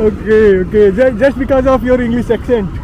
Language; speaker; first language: English; non-native, local second language; Hindi